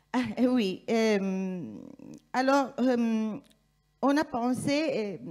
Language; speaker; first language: French; non-native, fluent; Italian